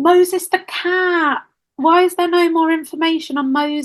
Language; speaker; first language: English; native; English